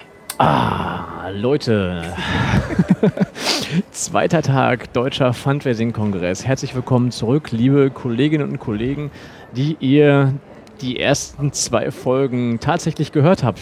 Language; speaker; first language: German; native; German